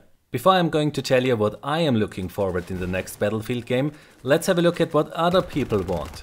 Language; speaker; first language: English; non-native, fluent; German